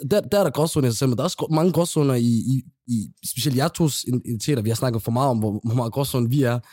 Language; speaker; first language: Danish; early bilingual, other home language; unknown